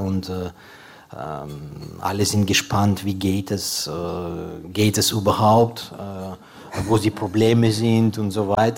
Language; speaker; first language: German; non-native, fluent; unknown